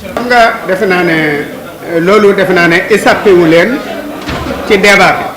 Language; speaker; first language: Wolof; native; Wolof